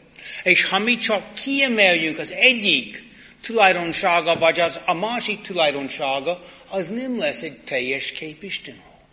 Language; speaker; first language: Hungarian; non-native, learner; English